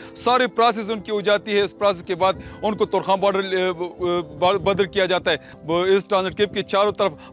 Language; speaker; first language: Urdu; non-native, local second language; Pashto